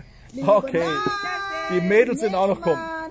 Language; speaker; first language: German; native; German